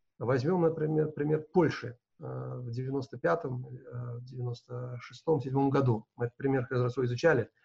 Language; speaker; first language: Russian; non-native, local second language; Uzbek